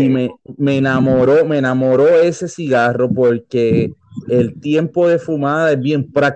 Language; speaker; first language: Spanish; native; Spanish